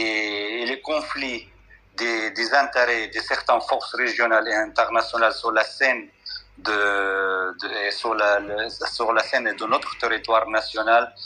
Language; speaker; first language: French; non-native, fluent; Arabic